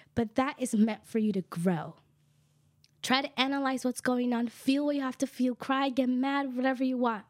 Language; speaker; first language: English; early bilingual, other home language; Kʼicheʼ